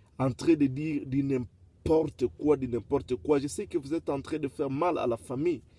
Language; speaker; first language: French; non-native, local second language; Lingala